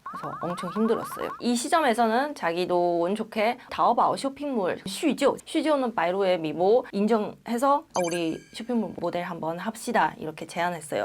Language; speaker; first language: Korean; non-native, fluent; Chinese